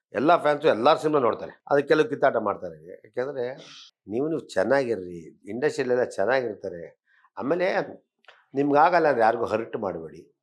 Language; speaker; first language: Kannada; native; Kannada